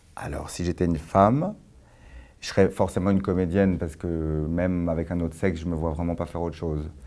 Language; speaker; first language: French; native; French